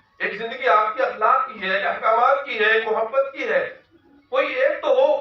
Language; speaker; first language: Urdu; native; Urdu